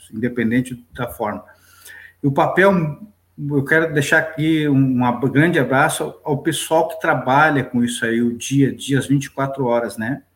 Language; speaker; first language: Portuguese; native; Portuguese